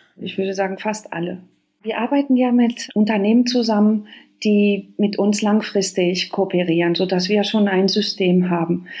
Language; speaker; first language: German; non-native, fluent; Spanish